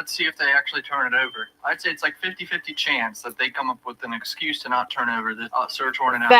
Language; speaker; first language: English; native; English